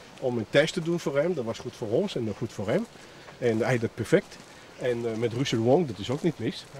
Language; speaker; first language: Dutch; non-native, fluent; French